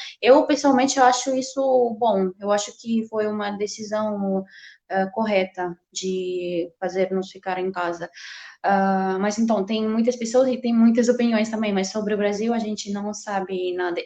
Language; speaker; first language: Portuguese; non-native, fluent; Russian